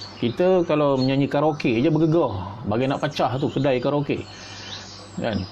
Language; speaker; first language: Malay; native; Malay